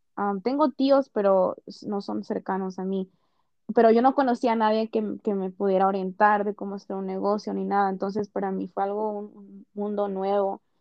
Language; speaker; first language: Spanish; early bilingual, heritage; Spanish